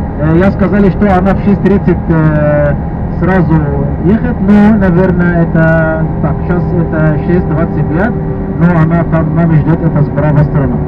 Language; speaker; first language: Russian; non-native, learner; Arabic